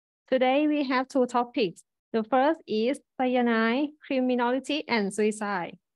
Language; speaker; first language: English; non-native, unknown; Thai